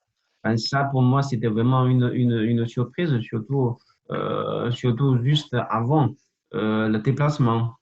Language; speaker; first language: French; non-native, fluent; Chinese